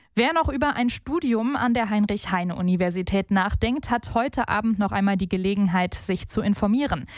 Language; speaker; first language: German; native; German